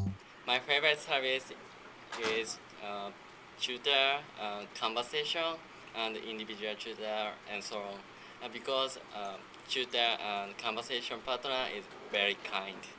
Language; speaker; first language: English; non-native, learner; Japanese